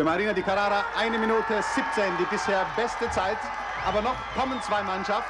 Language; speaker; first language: German; native; German